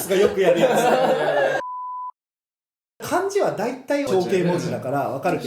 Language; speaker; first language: Japanese; native; Japanese